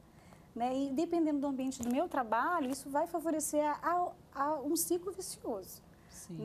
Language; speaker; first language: Portuguese; native; Portuguese